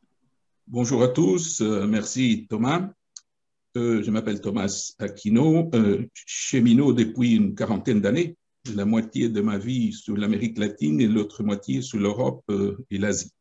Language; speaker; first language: French; non-native, fluent; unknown